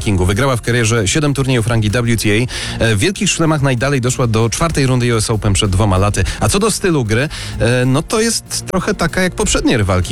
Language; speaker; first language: Polish; native; Polish